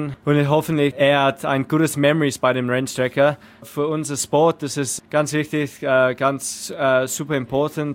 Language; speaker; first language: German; non-native, learner; English